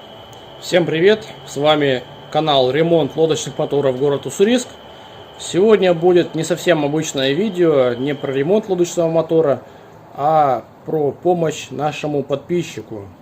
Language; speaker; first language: Russian; native; Russian